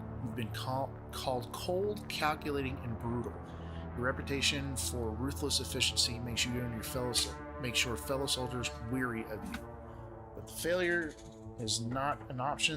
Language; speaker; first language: English; native; English